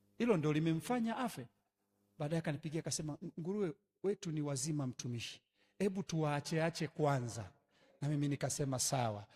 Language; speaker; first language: Swahili; native; Swahili